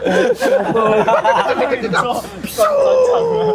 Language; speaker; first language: Chinese; native; Chinese